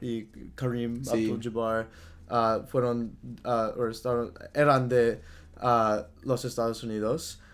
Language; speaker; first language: Spanish; non-native, learner; English